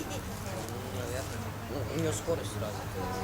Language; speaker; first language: Russian; native; Russian